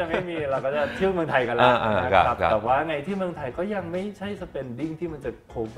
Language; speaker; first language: Thai; native; Thai